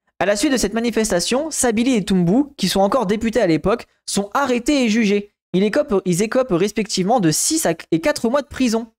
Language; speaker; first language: French; native; French